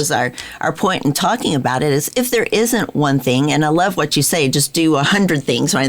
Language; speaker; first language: English; native; English